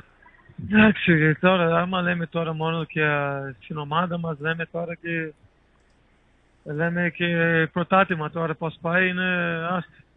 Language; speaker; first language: Greek; non-native, learner; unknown